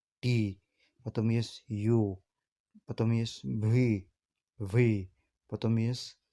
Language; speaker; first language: Russian; non-native, learner; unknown